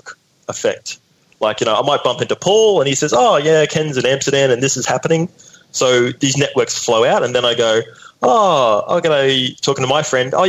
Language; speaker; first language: English; native; English